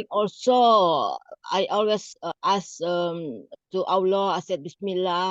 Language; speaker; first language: English; non-native, learner; Indonesian